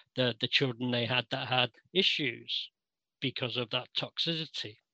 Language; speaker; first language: English; native; English